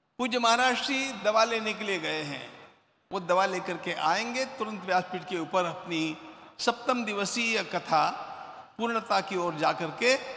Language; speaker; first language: Hindi; non-native, local second language; Marathi